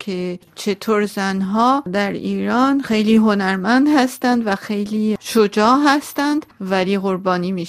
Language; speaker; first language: Persian; non-native, local second language; Armenian